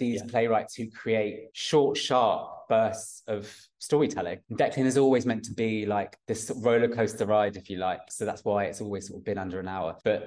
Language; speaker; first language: English; native; English